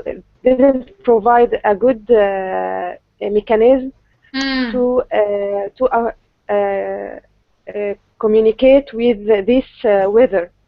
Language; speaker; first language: English; non-native, learner; Arabic